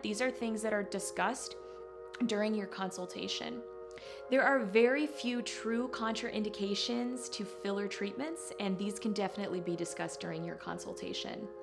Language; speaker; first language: English; native; English